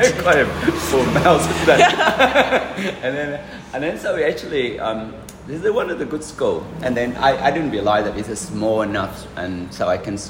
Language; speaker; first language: English; non-native, fluent; Vietnamese